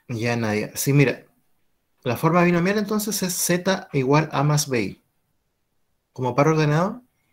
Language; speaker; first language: Spanish; native; Spanish